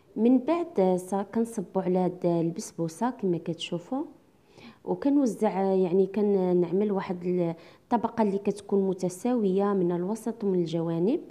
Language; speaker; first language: Arabic; native; Arabic